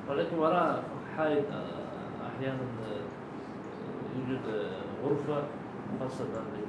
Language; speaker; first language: Arabic; non-native, learner; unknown